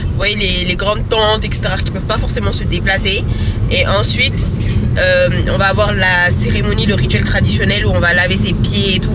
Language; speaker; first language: French; early bilingual, other home language; Bambara